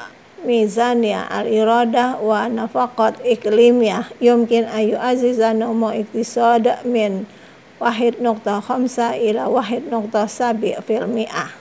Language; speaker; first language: Arabic; non-native, fluent; Indonesian